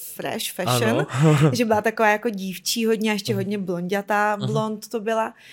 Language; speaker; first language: Czech; non-native, fluent; Ukrainian